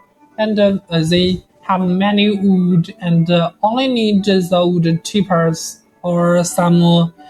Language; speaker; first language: English; non-native, learner; Chinese